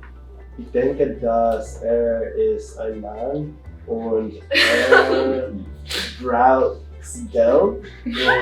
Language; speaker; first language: German; non-native, learner; English